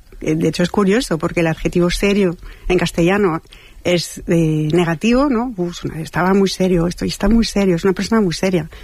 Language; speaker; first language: Spanish; non-native, fluent; French